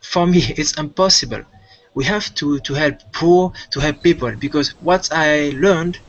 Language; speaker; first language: English; non-native, fluent; French